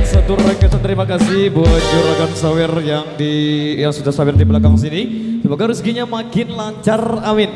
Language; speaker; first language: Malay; non-native, local second language; Sasak